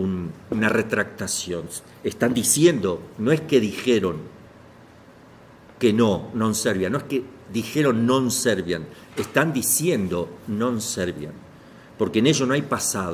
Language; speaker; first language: Spanish; native; Spanish